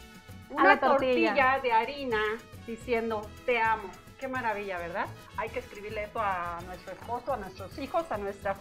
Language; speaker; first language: Spanish; native; Spanish